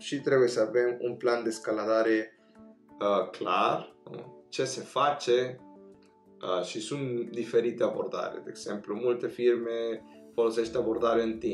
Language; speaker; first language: Romanian; non-native, fluent; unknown